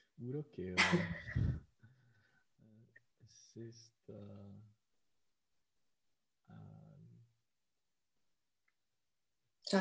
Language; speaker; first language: German; non-native, fluent; Czech